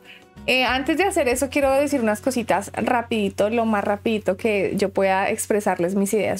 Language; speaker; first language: Spanish; native; Spanish